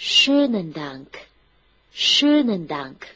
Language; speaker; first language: German; non-native, fluent; Chinese